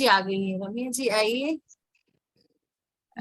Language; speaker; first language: Hindi; native; Hindi